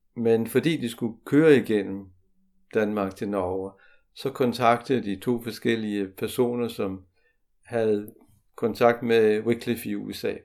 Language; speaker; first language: Danish; native; Danish